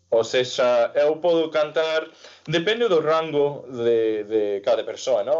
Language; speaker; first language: Galician; non-native, fluent; English